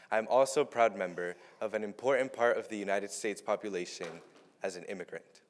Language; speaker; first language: English; early bilingual, other home language; Spanish